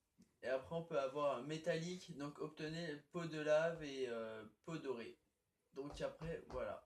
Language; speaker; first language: French; native; French